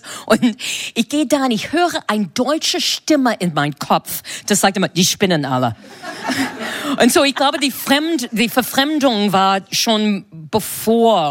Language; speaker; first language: German; non-native, fluent; English